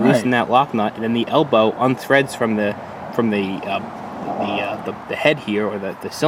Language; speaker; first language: English; native; English